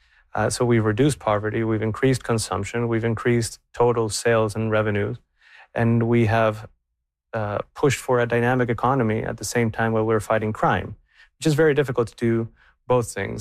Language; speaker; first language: English; non-native, fluent; Spanish